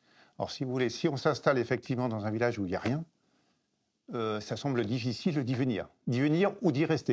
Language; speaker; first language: French; native; French